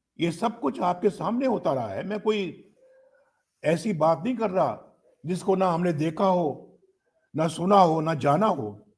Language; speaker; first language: Urdu; non-native, local second language; Punjabi